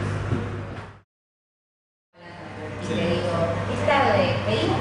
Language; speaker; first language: Spanish; non-native, learner; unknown